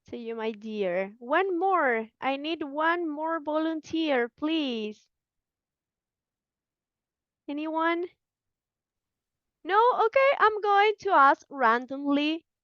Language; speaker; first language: English; non-native, fluent; Spanish